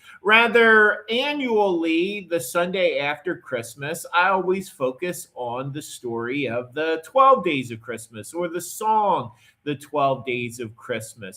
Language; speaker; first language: English; native; English